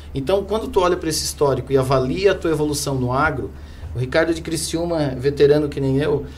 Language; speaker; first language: Portuguese; non-native, fluent; German